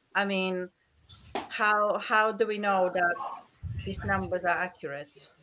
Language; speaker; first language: English; non-native, fluent; Bulgarian